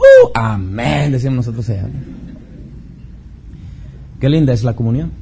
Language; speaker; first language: Spanish; native; Spanish